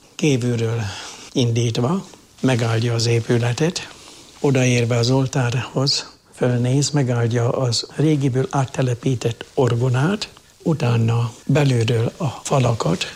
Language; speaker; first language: Hungarian; native; Hungarian